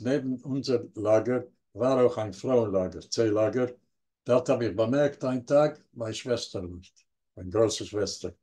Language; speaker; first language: German; non-native, learner; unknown